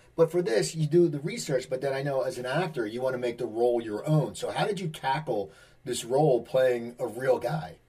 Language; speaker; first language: English; native; English